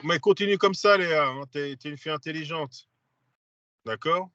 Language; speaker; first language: French; native; French